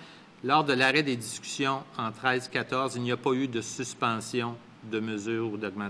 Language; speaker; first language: French; native; French